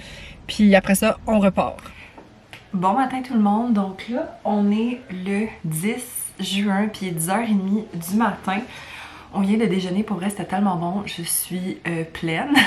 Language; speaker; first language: French; native; French